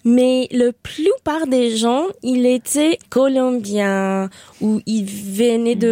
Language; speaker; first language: French; non-native, learner; Spanish